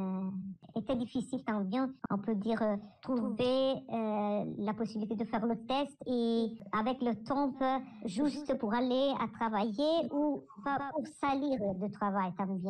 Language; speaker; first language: French; non-native, learner; Italian